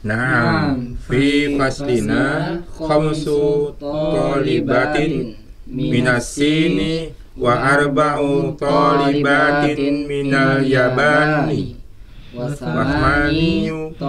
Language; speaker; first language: Arabic; non-native, learner; Indonesian